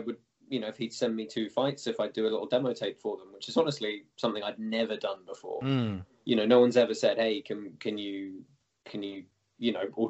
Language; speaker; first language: English; native; English